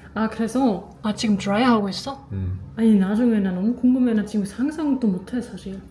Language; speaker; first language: Korean; non-native, fluent; German